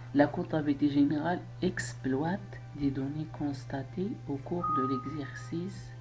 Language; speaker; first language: French; non-native, local second language; Arabic